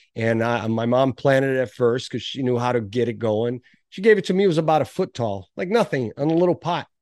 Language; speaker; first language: English; early bilingual, other home language; Portuguese